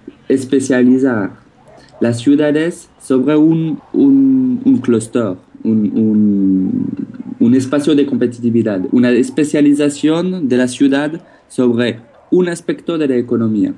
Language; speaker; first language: Spanish; non-native, fluent; French